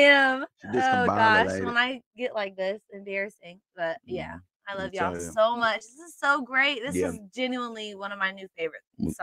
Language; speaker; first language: English; native; English